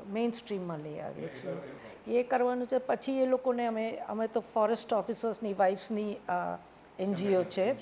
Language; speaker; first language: Gujarati; non-native, local second language; Tamil